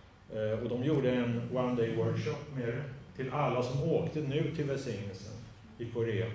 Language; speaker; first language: Swedish; native; Swedish